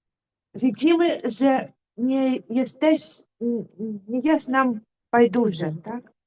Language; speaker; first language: Polish; non-native, fluent; Ukrainian